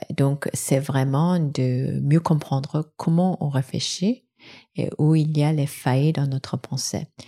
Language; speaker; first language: French; non-native, fluent; Korean